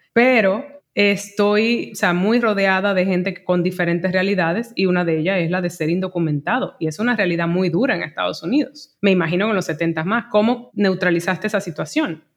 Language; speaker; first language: Spanish; native; Spanish